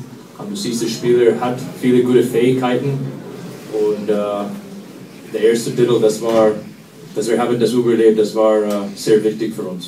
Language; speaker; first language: German; non-native, fluent; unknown